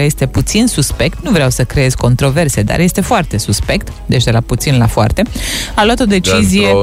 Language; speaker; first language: Romanian; native; Romanian